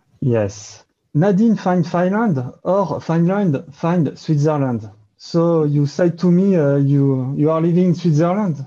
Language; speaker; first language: English; non-native, learner; French